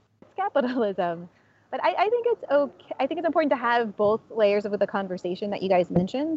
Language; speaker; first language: English; native; English